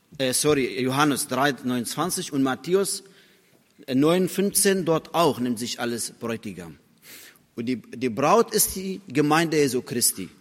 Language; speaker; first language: German; non-native, fluent; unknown